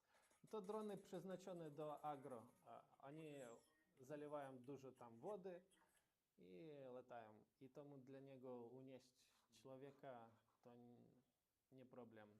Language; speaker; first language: Polish; non-native, learner; Ukrainian